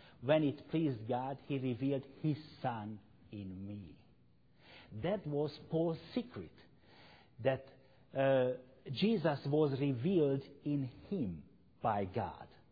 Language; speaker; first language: English; non-native, fluent; Hungarian